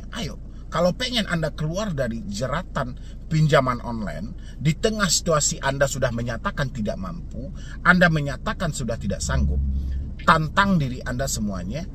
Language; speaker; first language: Indonesian; native; Indonesian